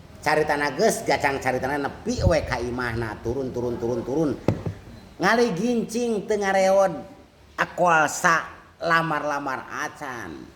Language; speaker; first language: Sundanese; native; Sundanese